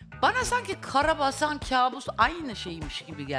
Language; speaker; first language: Turkish; native; Turkish